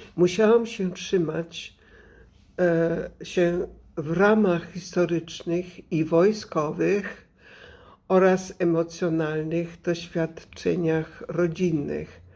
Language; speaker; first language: Polish; early bilingual, other home language; English